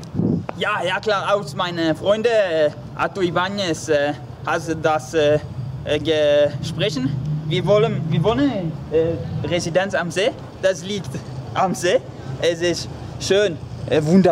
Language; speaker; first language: German; non-native, learner; Norwegian